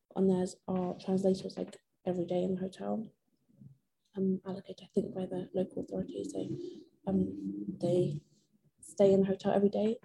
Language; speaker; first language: English; non-native, fluent; Persian